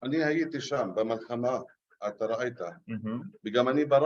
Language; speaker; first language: Hebrew; non-native, local second language; Arabic